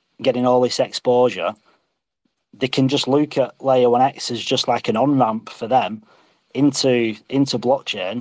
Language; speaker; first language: English; native; English